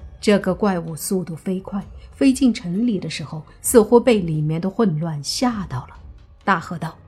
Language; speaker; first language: Chinese; native; Chinese